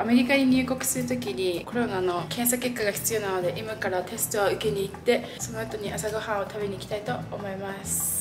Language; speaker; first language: Japanese; native; Japanese